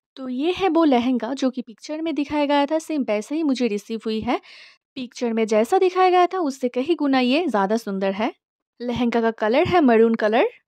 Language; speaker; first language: Hindi; non-native, local second language; Bangla